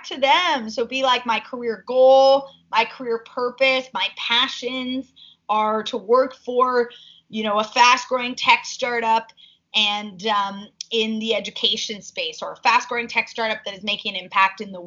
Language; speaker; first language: English; native; English